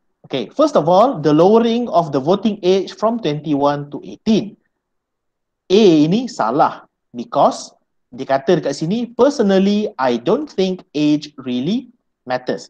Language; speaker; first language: English; non-native, local second language; Malay